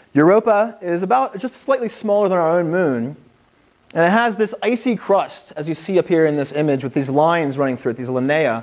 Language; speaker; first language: English; native; English